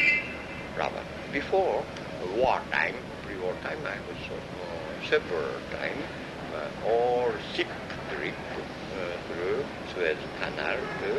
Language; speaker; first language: English; non-native, learner; Japanese